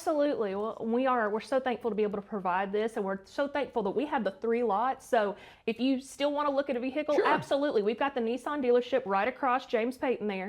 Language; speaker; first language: English; native; English